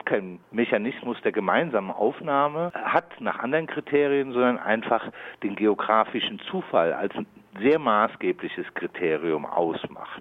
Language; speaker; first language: German; native; German